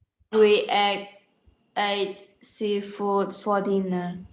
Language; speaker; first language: English; non-native, learner; Vietnamese